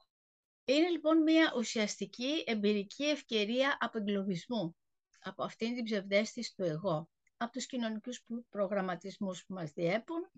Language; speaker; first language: Greek; native; Greek